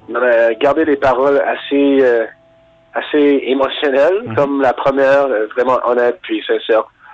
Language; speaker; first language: French; non-native, fluent; English